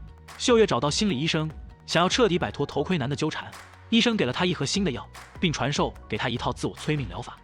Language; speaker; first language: Chinese; native; Chinese